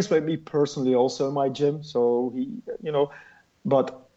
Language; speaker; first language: English; non-native, fluent; Dutch